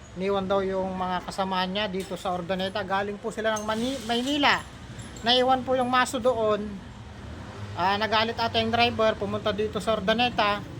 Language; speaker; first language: Filipino; non-native, local second language; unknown